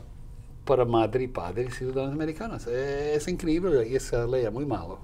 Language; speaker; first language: Spanish; non-native, fluent; Portuguese